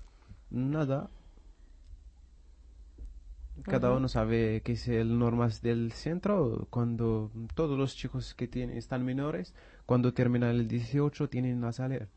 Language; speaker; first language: Spanish; non-native, learner; Arabic